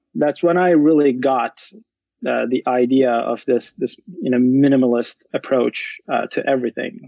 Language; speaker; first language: English; non-native, fluent; Turkish